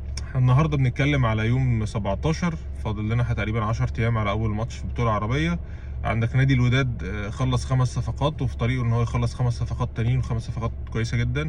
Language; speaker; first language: Arabic; native; Arabic